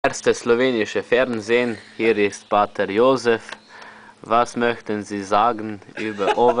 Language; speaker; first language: German; non-native, fluent; Slovenian